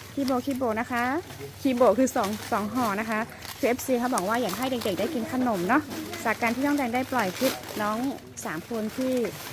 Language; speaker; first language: Thai; non-native, local second language; Karen languages